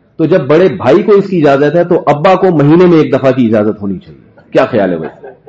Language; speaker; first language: Urdu; native; Urdu